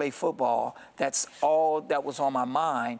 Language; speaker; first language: English; native; English